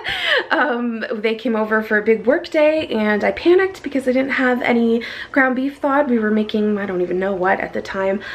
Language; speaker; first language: English; native; English